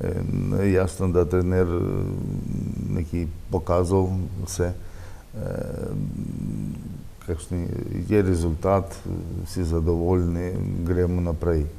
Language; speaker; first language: Slovenian; non-native, learner; Russian